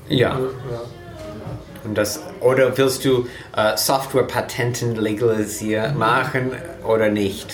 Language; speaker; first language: German; non-native, fluent; English